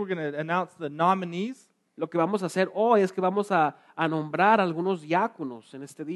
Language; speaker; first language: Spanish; non-native, fluent; English